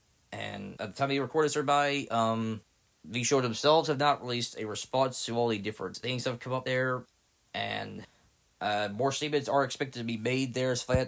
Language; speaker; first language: English; native; English